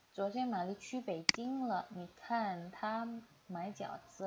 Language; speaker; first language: Chinese; non-native, fluent; Indonesian